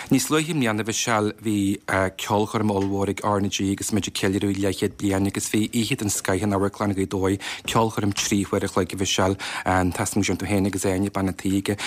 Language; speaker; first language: Irish; native; Irish